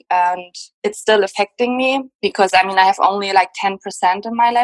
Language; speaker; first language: English; non-native, fluent; German